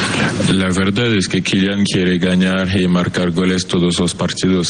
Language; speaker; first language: Spanish; non-native, fluent; French